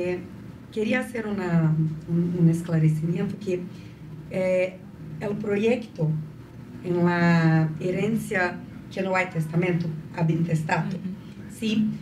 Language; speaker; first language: Spanish; non-native, fluent; Portuguese